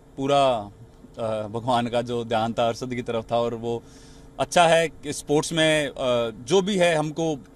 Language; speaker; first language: Hindi; native; Hindi